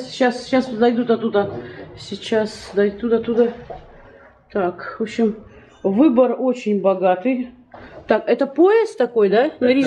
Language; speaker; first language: Russian; native; Russian